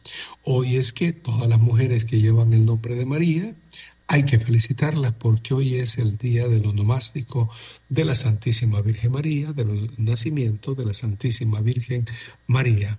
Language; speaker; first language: Spanish; native; Spanish